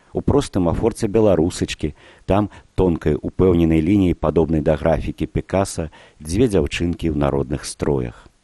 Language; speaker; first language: Belarusian; native; Belarusian